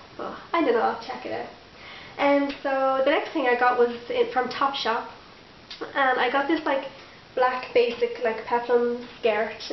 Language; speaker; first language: English; native; English